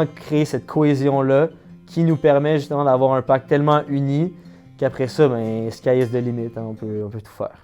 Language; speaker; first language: French; native; French